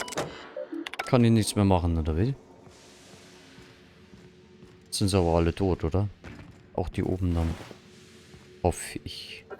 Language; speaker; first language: German; native; German